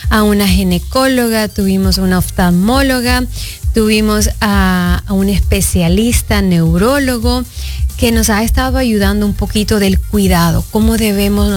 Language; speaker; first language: Spanish; native; Spanish